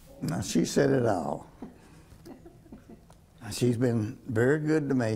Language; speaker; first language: English; native; English